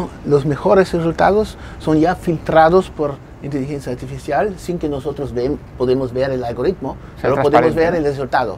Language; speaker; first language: Spanish; non-native, fluent; German